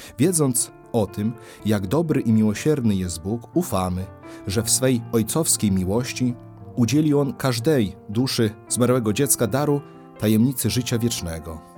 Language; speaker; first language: Polish; native; Polish